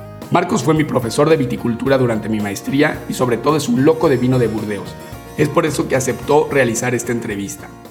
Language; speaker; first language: Spanish; native; Spanish